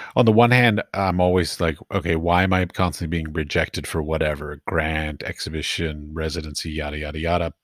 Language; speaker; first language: English; native; English